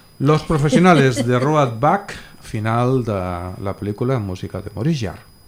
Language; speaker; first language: Catalan; non-native, local second language; Spanish